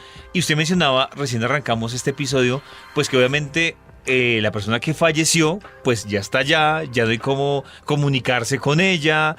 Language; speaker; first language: Spanish; native; Spanish